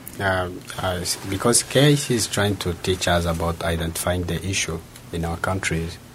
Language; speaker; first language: English; non-native, local second language; Kinyarwanda